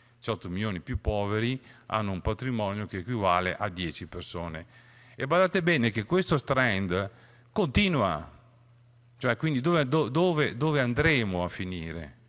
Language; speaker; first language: Italian; native; Italian